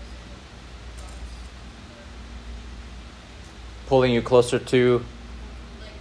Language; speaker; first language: English; non-native, local second language; Filipino